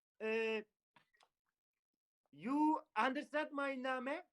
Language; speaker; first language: English; non-native, learner; Turkish